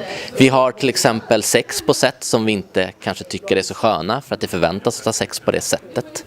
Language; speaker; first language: Swedish; native; Swedish